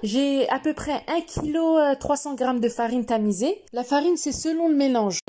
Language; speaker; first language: French; non-native, local second language; Arabic